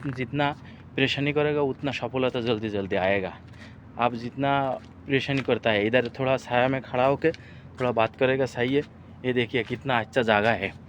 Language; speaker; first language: Hindi; non-native, learner; Bangla